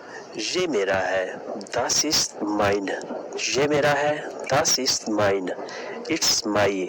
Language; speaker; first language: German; non-native, learner; Urdu